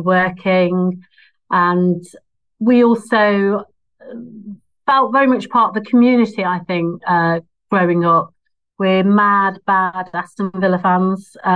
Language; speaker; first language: English; native; English